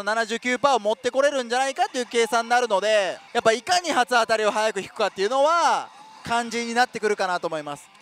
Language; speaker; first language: Japanese; native; Japanese